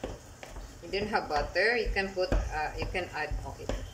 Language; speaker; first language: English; non-native, local second language; Filipino